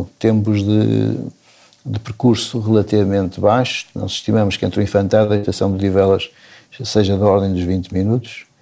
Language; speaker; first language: Portuguese; native; Portuguese